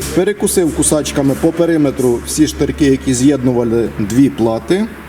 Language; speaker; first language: Ukrainian; non-native, local second language; Russian